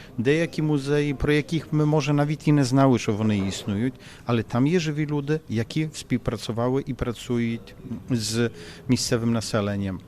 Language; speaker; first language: Ukrainian; non-native, fluent; Polish